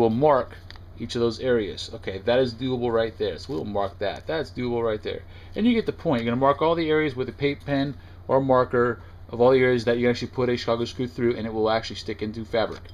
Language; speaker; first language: English; native; English